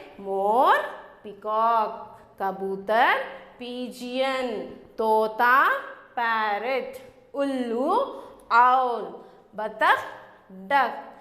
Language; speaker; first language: Hindi; native; Hindi